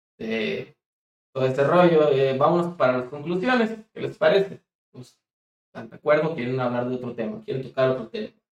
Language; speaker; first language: Spanish; native; Spanish